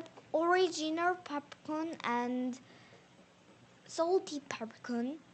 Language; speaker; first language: English; non-native, learner; Korean